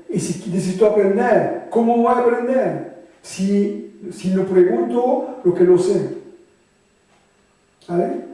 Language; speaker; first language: Spanish; non-native, fluent; French